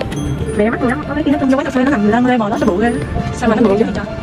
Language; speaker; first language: Vietnamese; native; Vietnamese